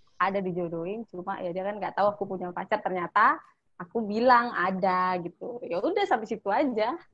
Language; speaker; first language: Indonesian; native; Indonesian